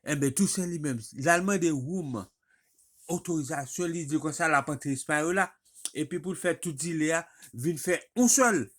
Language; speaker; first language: French; non-native, local second language; Haitian Creole